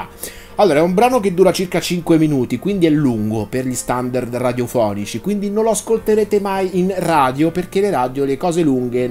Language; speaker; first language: Italian; native; Italian